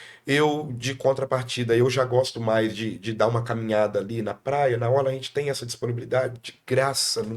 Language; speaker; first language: Portuguese; native; Portuguese